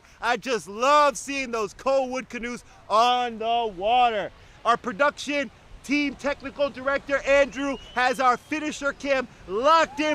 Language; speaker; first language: English; native; English